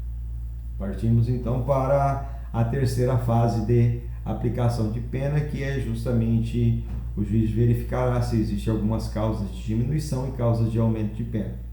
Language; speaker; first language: Portuguese; native; Portuguese